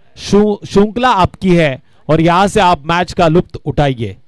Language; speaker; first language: Hindi; non-native, local second language; Marathi